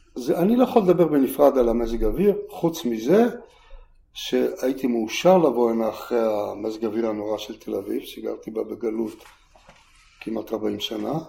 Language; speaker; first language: Hebrew; native; Hebrew